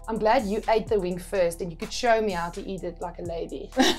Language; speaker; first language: English; non-native, local second language; Afrikaans